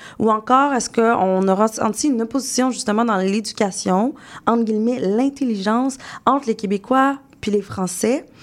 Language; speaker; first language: French; native; French